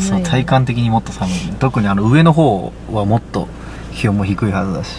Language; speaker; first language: Japanese; native; Japanese